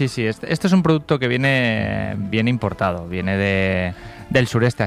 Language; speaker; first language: Spanish; native; Spanish